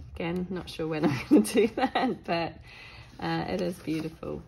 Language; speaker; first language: English; native; English